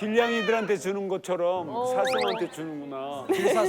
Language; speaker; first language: Korean; native; Korean